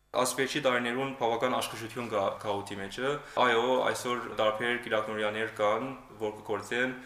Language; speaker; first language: Armenian; early bilingual, heritage; Armenian